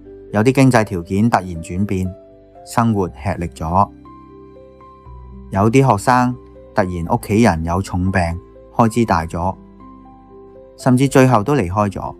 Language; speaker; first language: Cantonese; native; Cantonese